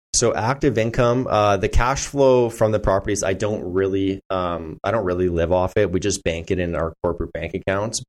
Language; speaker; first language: English; native; English